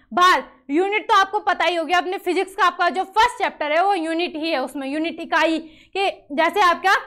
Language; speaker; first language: Hindi; native; Hindi